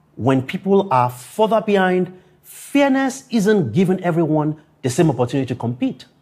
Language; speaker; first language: English; non-native, local second language; Yoruba